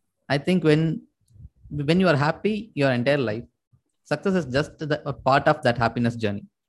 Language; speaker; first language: English; non-native, local second language; Tamil